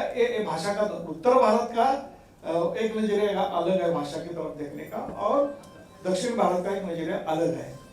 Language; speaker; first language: Hindi; non-native, local second language; Marathi